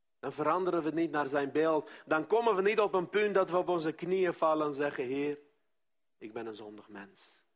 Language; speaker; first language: Dutch; non-native, fluent; Armenian